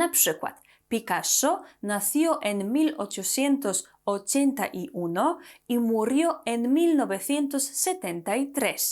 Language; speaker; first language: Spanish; non-native, fluent; Polish